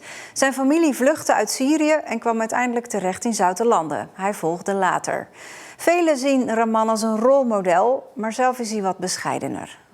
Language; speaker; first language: Dutch; native; Dutch